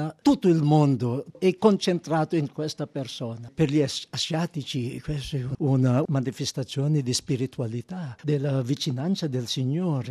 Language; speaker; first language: Italian; non-native, fluent; Filipino